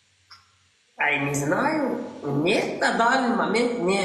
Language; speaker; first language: Russian; non-native, local second language; Turkmen